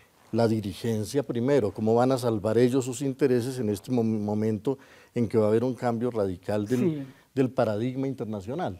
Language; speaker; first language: Spanish; native; Spanish